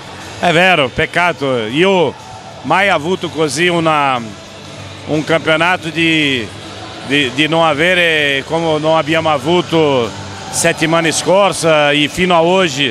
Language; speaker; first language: Italian; non-native, fluent; Portuguese